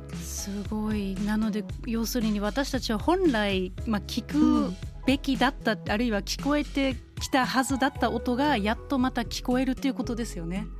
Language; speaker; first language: Japanese; non-native, fluent; German